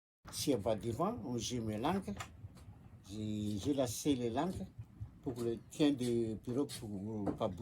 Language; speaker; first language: French; non-native, local second language; Malagasy